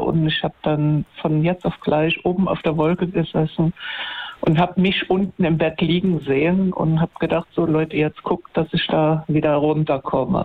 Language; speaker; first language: German; native; German